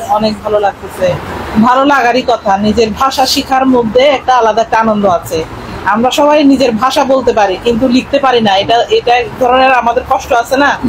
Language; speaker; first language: Bangla; non-native, local second language; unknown